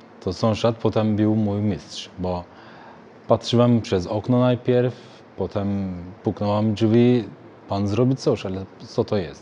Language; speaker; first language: Polish; non-native, learner; Turkish